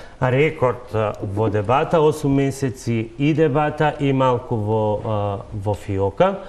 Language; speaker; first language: Macedonian; native; Macedonian